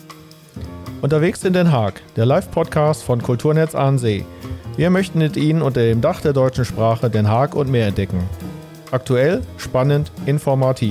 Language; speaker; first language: German; native; German